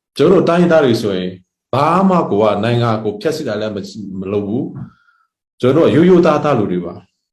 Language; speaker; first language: Burmese; non-native, local second language; Hakha Chin